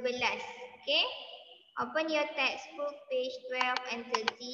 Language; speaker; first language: English; non-native, local second language; Malay